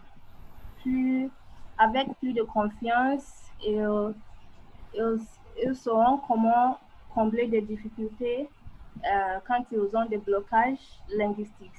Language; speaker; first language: French; non-native, fluent; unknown